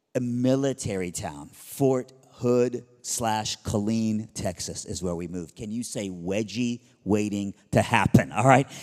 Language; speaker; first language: English; early bilingual, other home language; Persian